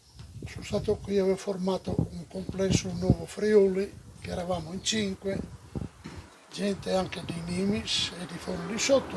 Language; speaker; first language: Italian; non-native, local second language; Friulian